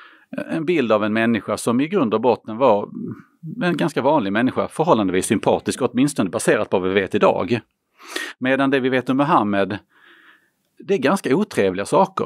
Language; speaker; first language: Swedish; native; Swedish